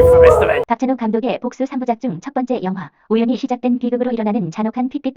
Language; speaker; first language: Korean; native; Korean